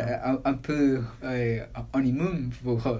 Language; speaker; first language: French; non-native, learner; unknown